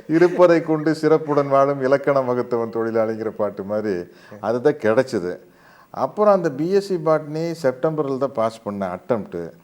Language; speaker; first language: Tamil; native; Tamil